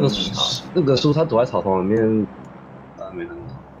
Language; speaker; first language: Chinese; native; Chinese